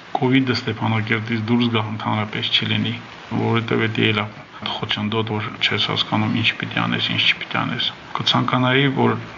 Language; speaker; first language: Armenian; native; Armenian